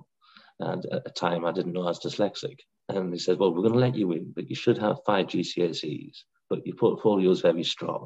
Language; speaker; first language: English; native; English